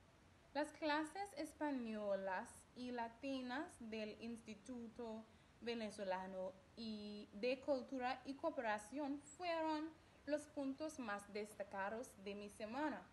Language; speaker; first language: Spanish; non-native, learner; English